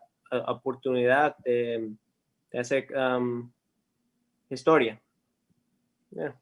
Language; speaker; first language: Spanish; early bilingual, heritage; English